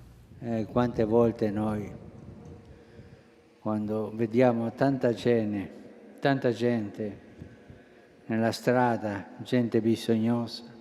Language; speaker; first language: Italian; non-native, fluent; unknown